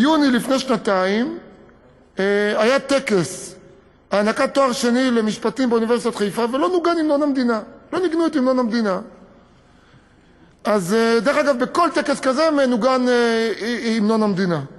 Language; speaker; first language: Hebrew; native; Hebrew